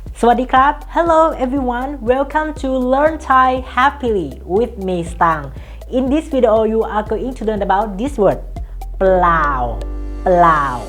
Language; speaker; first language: English; non-native, fluent; Thai